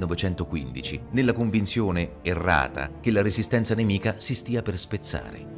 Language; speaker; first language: Italian; native; Italian